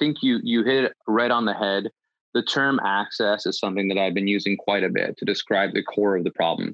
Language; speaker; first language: English; native; English